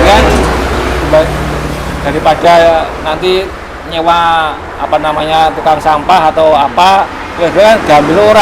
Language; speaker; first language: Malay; non-native, local second language; Javanese